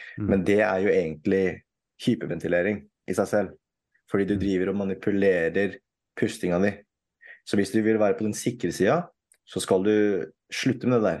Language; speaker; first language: Norwegian; early bilingual, other home language; Filipino